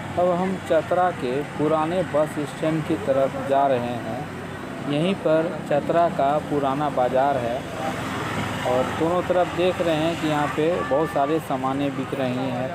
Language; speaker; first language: Hindi; native; Hindi